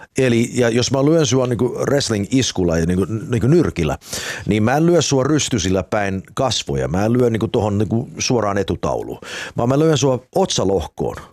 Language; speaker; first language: Finnish; early bilingual, heritage; Finnish